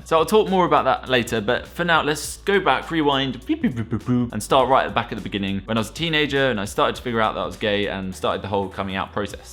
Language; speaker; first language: English; native; English